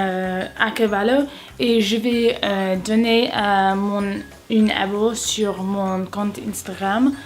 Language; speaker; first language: French; non-native, learner; English